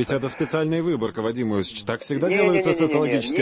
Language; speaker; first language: Russian; native; Russian